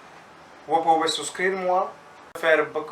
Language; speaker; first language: French; non-native, learner; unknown